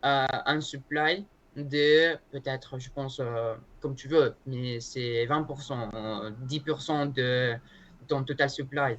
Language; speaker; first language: French; non-native, learner; Spanish